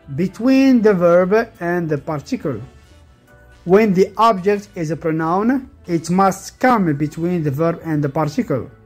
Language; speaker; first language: English; non-native, fluent; Arabic